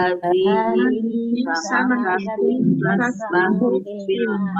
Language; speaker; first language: Arabic; non-native, learner; Indonesian